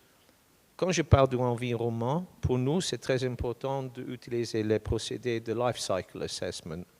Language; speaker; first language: French; non-native, fluent; English